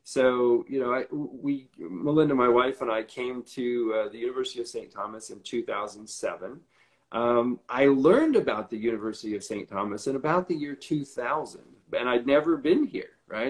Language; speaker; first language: English; native; English